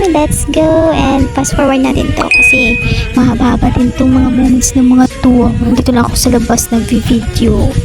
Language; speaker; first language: Filipino; non-native, local second language; Hiligaynon